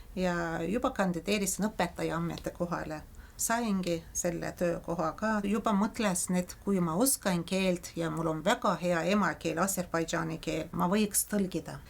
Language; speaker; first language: Estonian; non-native, fluent; Azerbaijani